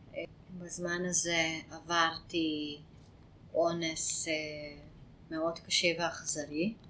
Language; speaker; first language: Hebrew; non-native, fluent; Hungarian